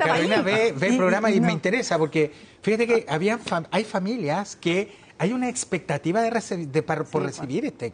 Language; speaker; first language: Spanish; native; Spanish